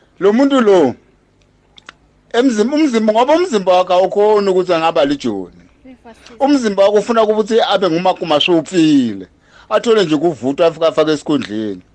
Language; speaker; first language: Zulu; non-native, local second language; Swati